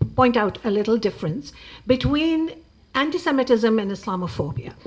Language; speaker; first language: English; non-native, local second language; Urdu